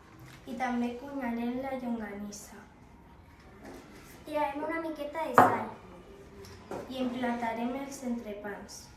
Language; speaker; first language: Catalan; non-native, local second language; Spanish